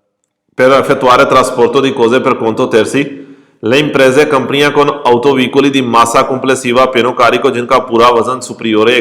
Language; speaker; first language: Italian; non-native, fluent; Urdu